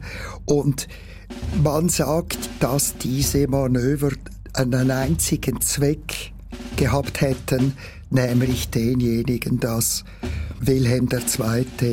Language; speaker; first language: German; native; German